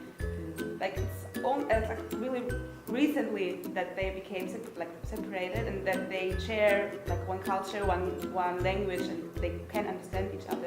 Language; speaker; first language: English; non-native, fluent; German